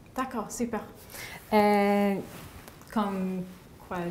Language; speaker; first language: French; non-native, learner; English